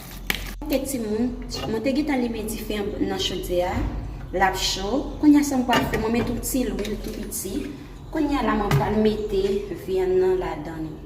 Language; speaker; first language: French; early bilingual, heritage; Haitian Creole